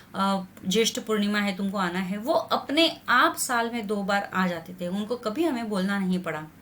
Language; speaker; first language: Hindi; non-native, local second language; Marathi